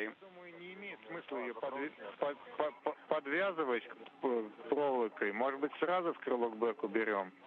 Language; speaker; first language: Russian; native; Russian